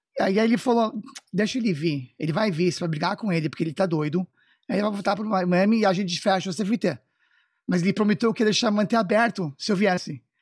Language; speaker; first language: Portuguese; non-native, fluent; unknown